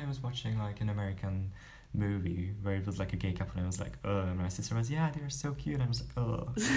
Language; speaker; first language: English; non-native, fluent; Hungarian